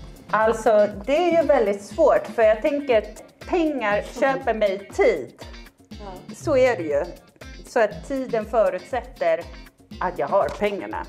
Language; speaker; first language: Swedish; native; Swedish